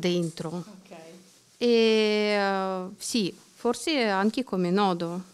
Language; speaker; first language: Italian; non-native, learner; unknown